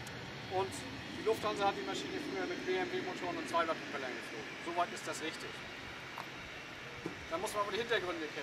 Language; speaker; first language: German; native; German